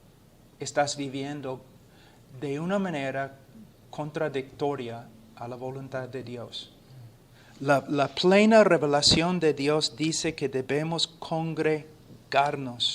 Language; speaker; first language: Spanish; non-native, fluent; English